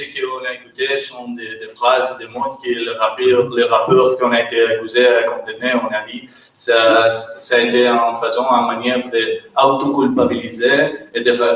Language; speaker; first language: French; non-native, learner; Catalan